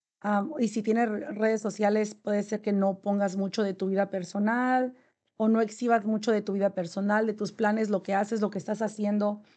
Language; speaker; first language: Spanish; native; Spanish